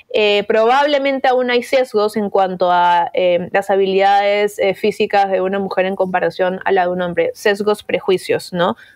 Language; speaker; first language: Spanish; native; Spanish